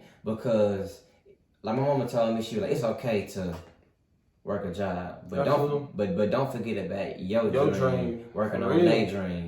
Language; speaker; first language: English; native; English